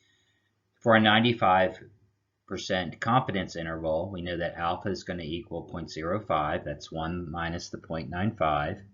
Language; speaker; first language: English; native; English